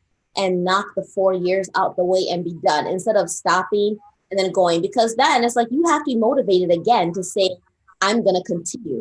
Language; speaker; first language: English; early bilingual, other home language; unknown